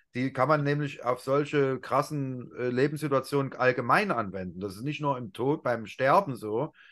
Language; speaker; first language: German; native; German